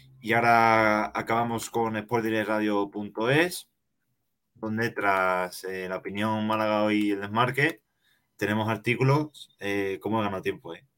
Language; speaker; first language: Spanish; native; Spanish